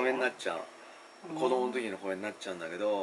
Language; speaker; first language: Japanese; native; Japanese